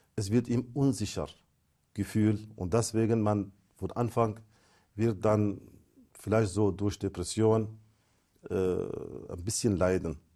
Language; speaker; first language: German; non-native, fluent; Arabic